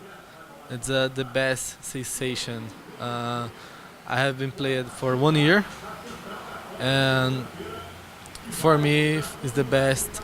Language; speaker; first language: English; non-native, learner; Portuguese